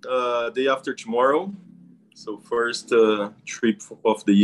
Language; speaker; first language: English; non-native, fluent; Portuguese